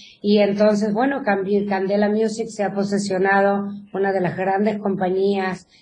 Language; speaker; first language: Spanish; native; Spanish